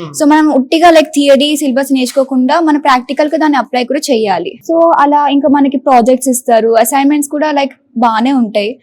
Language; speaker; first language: Telugu; native; Telugu